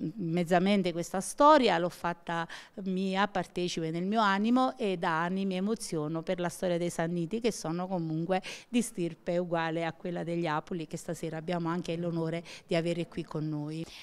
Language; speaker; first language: Italian; native; Italian